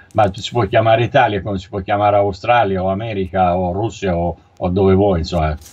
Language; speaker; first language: Italian; native; Italian